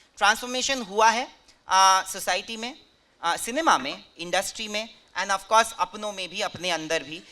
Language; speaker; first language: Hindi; non-native, local second language; Bangla